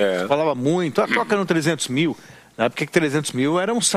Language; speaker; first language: Portuguese; native; Portuguese